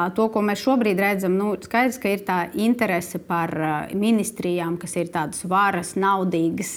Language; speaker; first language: Latvian; non-native, local second language; Russian